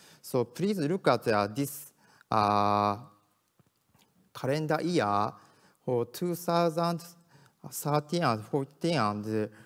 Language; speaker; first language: English; non-native, learner; Japanese